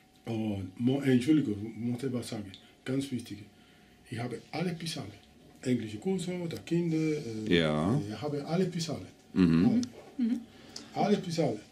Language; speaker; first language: German; non-native, learner; Spanish